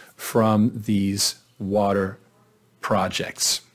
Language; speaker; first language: English; native; English